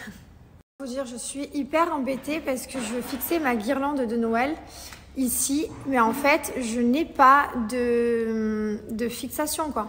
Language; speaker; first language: French; native; French